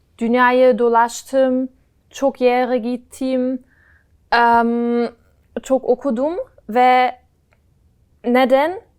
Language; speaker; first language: Turkish; non-native, learner; German